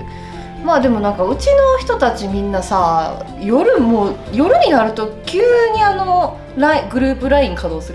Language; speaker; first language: Japanese; native; Japanese